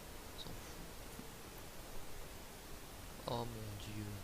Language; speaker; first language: French; native; French